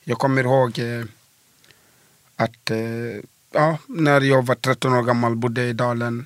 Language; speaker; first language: Swedish; early bilingual, other home language; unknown